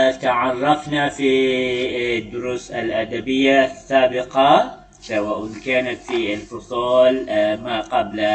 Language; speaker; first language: Arabic; non-native, fluent; Malay